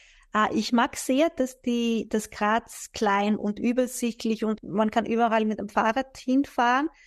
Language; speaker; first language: German; non-native, fluent; Greek